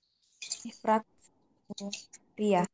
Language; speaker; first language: German; non-native, learner; Indonesian